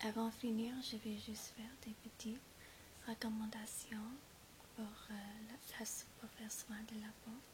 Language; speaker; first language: French; non-native, fluent; English